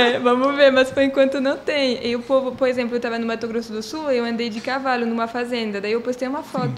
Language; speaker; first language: Portuguese; non-native, fluent; French